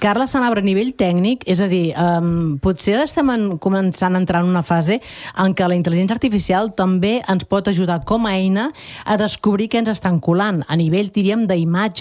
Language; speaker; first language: Catalan; native; Catalan